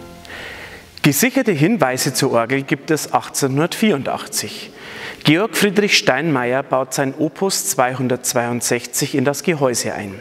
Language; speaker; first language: German; native; German